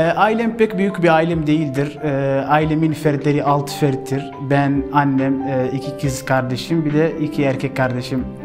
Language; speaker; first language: Turkish; non-native, fluent; Arabic